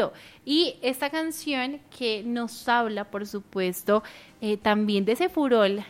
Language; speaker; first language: Spanish; native; Spanish